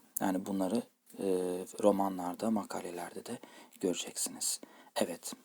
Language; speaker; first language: Turkish; native; Turkish